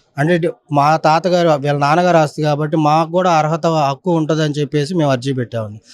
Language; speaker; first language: Telugu; native; Telugu